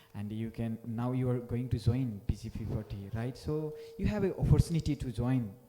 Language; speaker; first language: English; non-native, local second language; Bodo